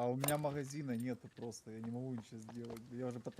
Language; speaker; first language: Russian; native; Russian